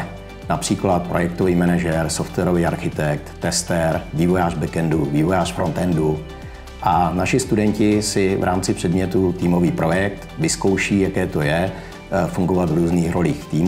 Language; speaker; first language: Czech; native; Czech